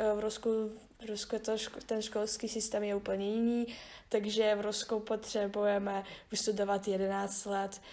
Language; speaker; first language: Czech; early bilingual, other home language; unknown